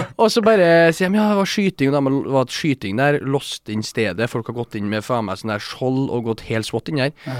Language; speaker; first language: Norwegian; early bilingual, other home language; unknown